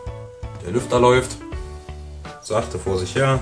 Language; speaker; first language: German; native; German